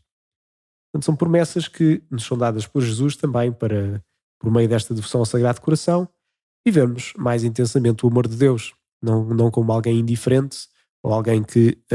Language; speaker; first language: Portuguese; native; Portuguese